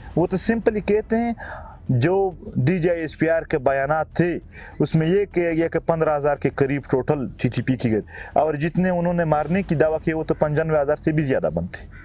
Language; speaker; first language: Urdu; non-native, local second language; Pashto